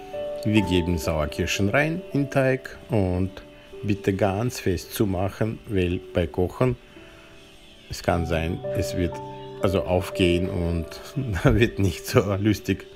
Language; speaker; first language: German; non-native, fluent; Russian